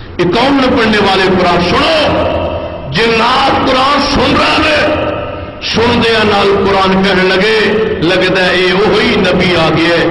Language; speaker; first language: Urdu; non-native, local second language; Punjabi